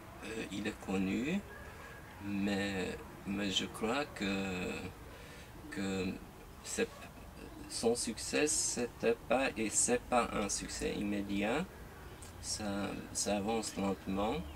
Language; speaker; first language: French; non-native, fluent; Hungarian